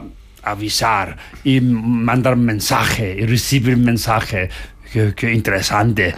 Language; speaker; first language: Spanish; non-native, learner; Tibetan